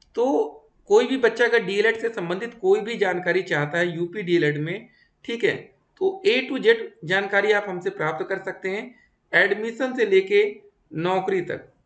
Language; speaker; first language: Hindi; native; Hindi